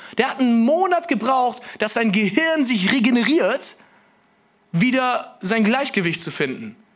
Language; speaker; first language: German; native; German